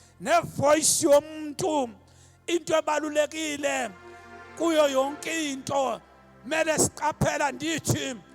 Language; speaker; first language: Zulu; non-native, local second language; Xhosa